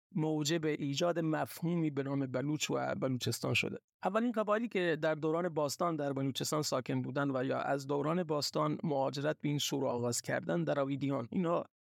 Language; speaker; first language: Persian; non-native, local second language; Baluchi